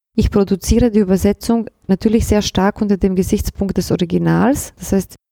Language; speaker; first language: German; early bilingual, other home language; Bosnian